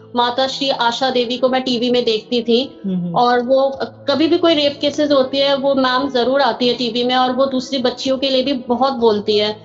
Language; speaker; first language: Hindi; native; Hindi